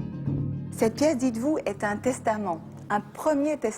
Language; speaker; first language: French; native; French